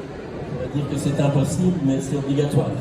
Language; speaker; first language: French; native; French